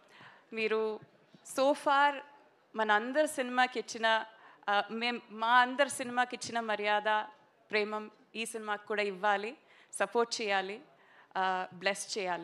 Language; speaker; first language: Telugu; non-native, local second language; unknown